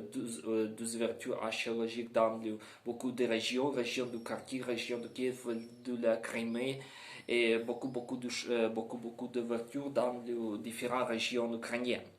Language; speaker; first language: French; non-native, learner; Ukrainian